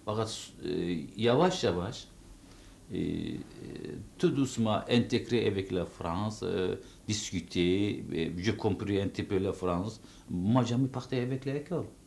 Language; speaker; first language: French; non-native, local second language; Turkish